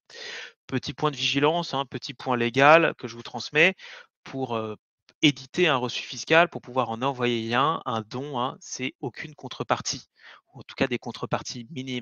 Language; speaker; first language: French; native; French